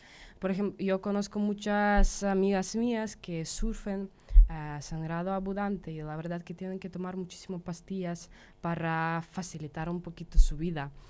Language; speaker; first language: Spanish; non-native, fluent; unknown